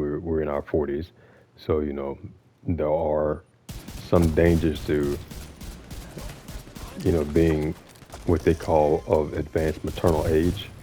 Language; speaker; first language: English; native; English